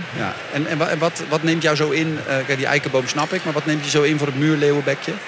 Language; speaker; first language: Dutch; native; Dutch